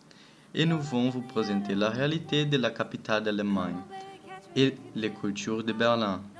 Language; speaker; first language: French; non-native, learner; German